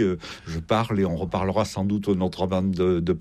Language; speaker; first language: French; native; French